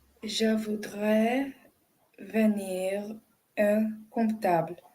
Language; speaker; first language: French; non-native, learner; English